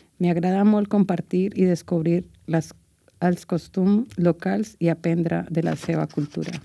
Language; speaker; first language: Catalan; non-native, learner; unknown